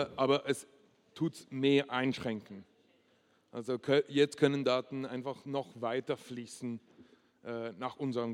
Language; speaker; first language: German; non-native, local second language; French